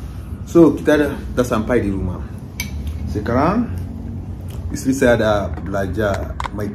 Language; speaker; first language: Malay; non-native, learner; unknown